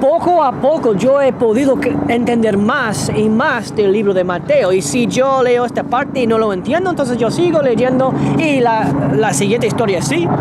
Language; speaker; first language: Spanish; non-native, fluent; English